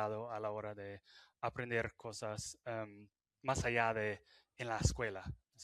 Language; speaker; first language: Spanish; non-native, fluent; English